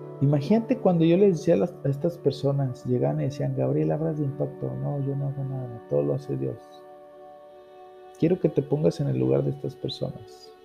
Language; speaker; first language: Spanish; native; Spanish